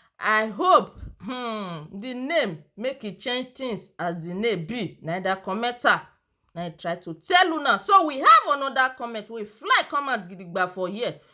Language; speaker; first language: Nigerian Pidgin; non-native, local second language; Yoruba